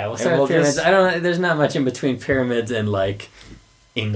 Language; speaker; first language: English; native; English